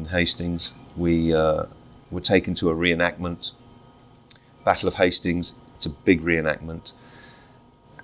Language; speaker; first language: English; native; English